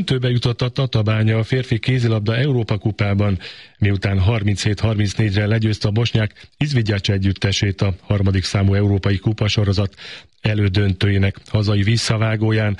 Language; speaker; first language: Hungarian; native; Hungarian